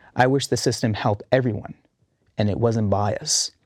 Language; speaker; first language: English; early bilingual, heritage; Arabic